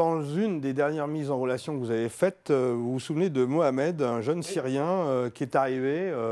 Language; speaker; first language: French; native; French